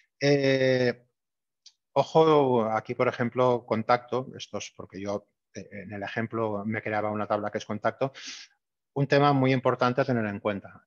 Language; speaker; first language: Spanish; native; Spanish